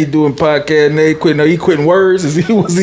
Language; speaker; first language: English; native; English